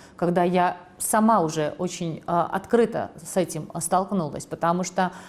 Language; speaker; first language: Russian; non-native, local second language; Georgian